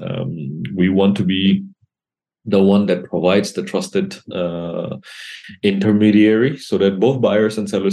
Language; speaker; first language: English; non-native, local second language; Assamese